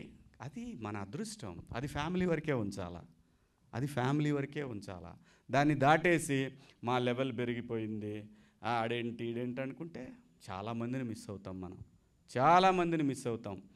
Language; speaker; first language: Telugu; native; Telugu